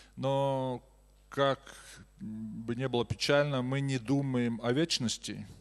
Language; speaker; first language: Russian; native; Russian